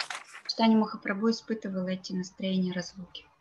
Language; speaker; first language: Russian; native; Russian